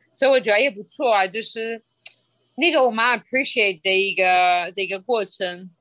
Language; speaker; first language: Chinese; non-native, fluent; Spanish